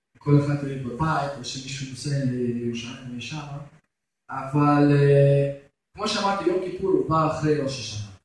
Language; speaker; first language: Hebrew; non-native, fluent; Russian